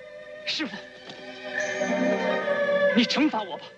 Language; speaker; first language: Chinese; non-native, fluent; English